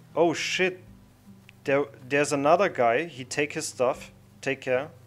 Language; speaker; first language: English; non-native, learner; German